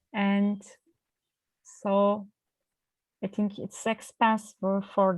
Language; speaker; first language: English; non-native, learner; Turkish